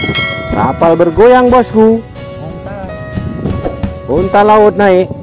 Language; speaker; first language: Malay; native; Malay